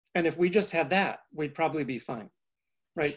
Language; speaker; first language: English; native; English